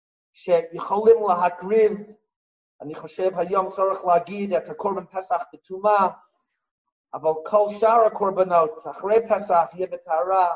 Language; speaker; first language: Hebrew; non-native, fluent; English